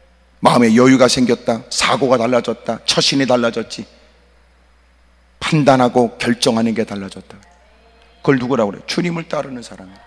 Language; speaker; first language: Korean; native; Korean